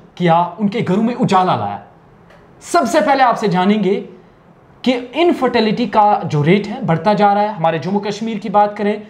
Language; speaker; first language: Hindi; non-native, local second language; Kashmiri